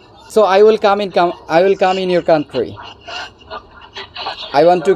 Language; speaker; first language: English; non-native, learner; Bangla